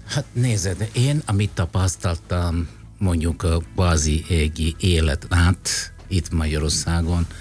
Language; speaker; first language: Hungarian; non-native, fluent; Italian